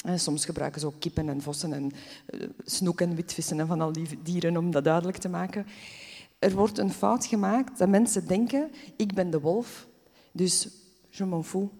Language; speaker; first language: Dutch; early bilingual, other home language; Polish